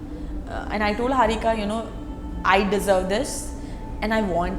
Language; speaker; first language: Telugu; non-native, learner; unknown